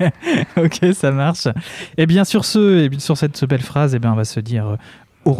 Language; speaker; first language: French; native; French